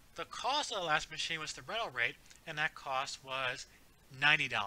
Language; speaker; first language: English; native; English